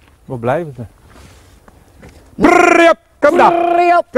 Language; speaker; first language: Dutch; native; Dutch